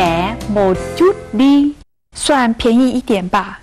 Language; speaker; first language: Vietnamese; non-native, learner; Chinese